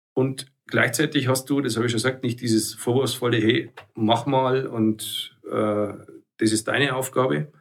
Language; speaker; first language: German; native; German